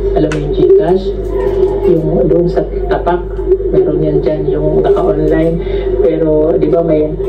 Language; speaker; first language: Filipino; non-native, local second language; Cebuano